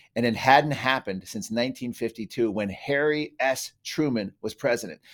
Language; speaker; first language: English; native; English